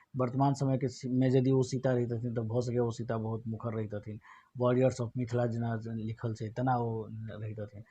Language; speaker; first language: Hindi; non-native, local second language; Maithili